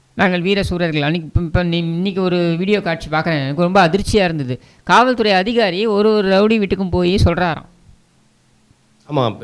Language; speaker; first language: Tamil; native; Tamil